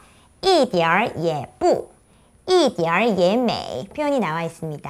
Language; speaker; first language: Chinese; non-native, fluent; Korean